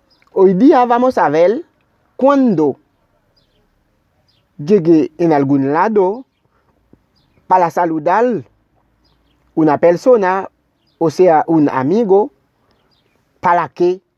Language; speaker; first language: Spanish; non-native, learner; Haitian Creole